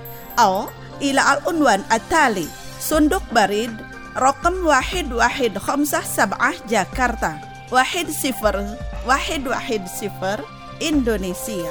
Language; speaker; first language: Arabic; non-native, learner; Indonesian